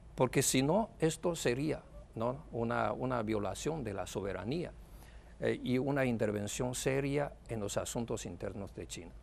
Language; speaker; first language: Spanish; non-native, fluent; Chinese